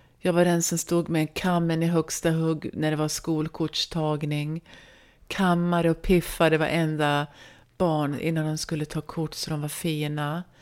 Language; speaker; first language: Swedish; native; Swedish